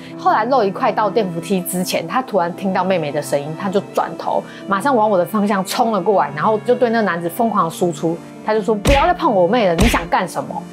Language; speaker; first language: Chinese; native; Chinese